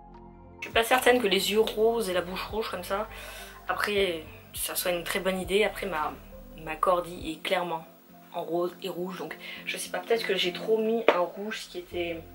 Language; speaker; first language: French; native; French